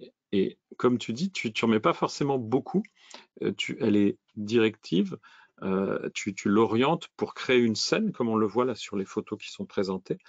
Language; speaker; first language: French; native; French